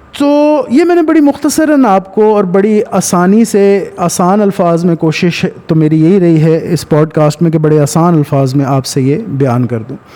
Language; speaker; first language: Urdu; early bilingual, heritage; Punjabi